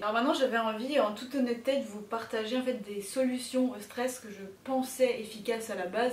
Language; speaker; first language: French; native; French